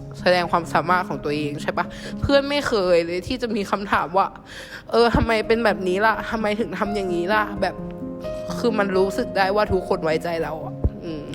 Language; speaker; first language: Thai; native; Thai